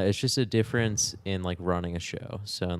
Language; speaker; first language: English; native; English